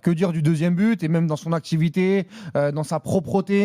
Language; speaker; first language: French; native; French